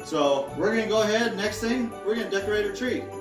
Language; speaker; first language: English; native; English